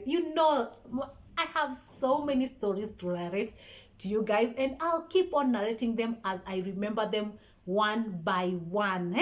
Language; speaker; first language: English; non-native, local second language; Swahili